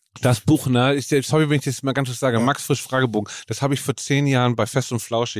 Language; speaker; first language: German; native; German